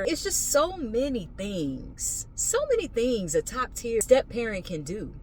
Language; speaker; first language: English; native; English